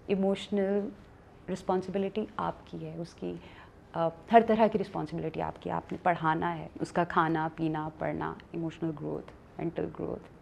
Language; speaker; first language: Urdu; native; Urdu